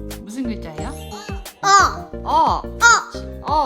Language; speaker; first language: Korean; native; Korean